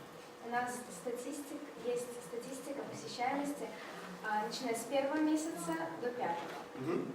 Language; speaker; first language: Russian; native; Russian